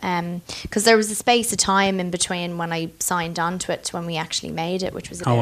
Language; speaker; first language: English; native; English